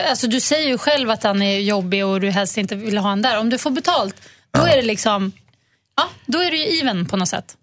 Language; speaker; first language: Swedish; native; Swedish